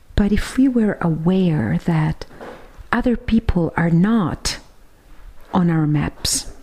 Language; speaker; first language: English; non-native, fluent; Italian